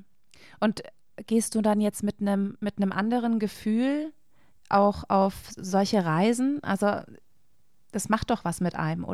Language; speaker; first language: German; native; German